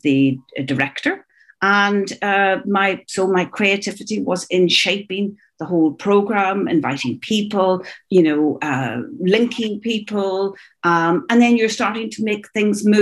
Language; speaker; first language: English; native; English